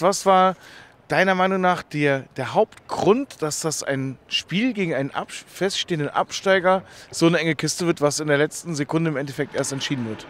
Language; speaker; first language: German; native; German